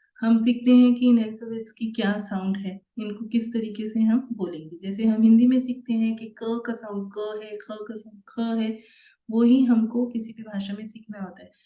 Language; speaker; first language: Hindi; native; Hindi